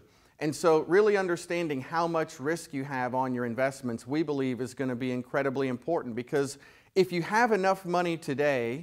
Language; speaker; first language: English; native; English